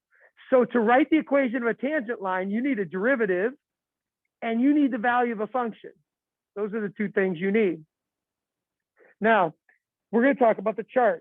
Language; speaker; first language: English; native; English